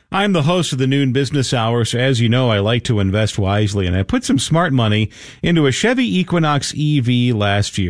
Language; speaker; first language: English; native; English